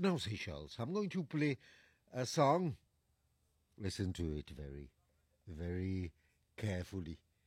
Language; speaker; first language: English; non-native, local second language; Seselwa Creole French